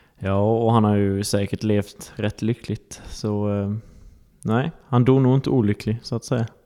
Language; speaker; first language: Swedish; native; Swedish